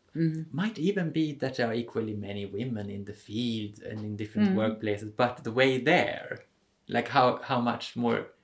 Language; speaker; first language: English; non-native, fluent; Swedish